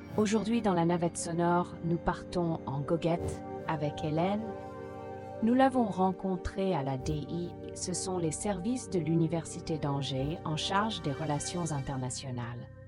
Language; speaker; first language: French; native; French